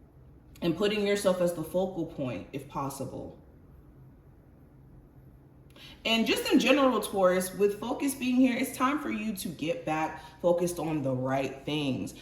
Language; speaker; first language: English; native; English